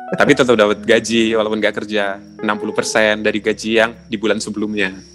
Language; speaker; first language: Indonesian; native; Indonesian